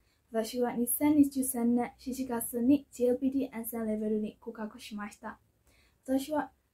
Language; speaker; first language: Japanese; non-native, fluent; Burmese